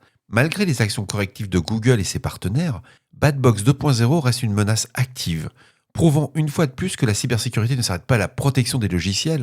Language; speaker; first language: French; native; French